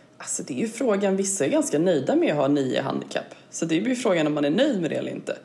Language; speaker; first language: Swedish; native; Swedish